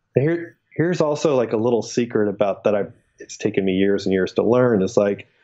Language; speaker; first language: English; native; English